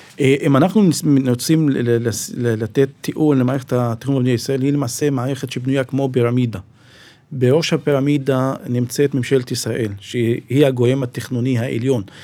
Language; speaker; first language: Hebrew; non-native, local second language; Arabic